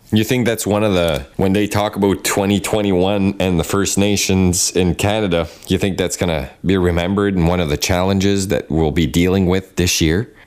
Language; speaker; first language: English; non-native, local second language; French